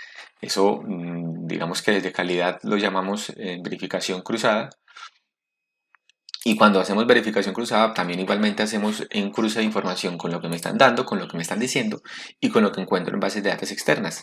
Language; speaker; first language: Spanish; native; Spanish